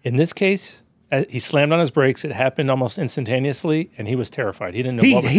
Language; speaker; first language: English; native; English